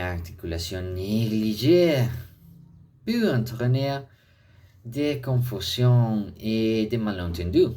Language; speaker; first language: French; non-native, fluent; Spanish